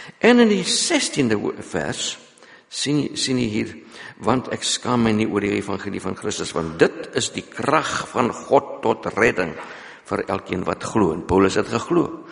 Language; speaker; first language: Afrikaans; non-native, local second language; English